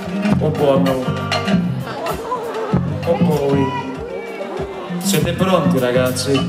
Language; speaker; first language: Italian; non-native, fluent; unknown